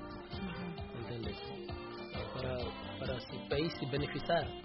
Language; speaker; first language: Spanish; non-native, learner; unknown